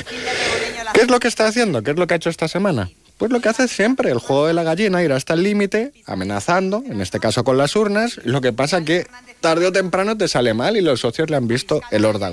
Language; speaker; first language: Spanish; native; Spanish